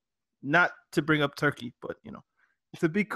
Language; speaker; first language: English; native; English